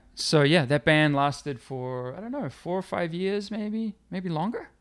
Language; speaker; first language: English; native; English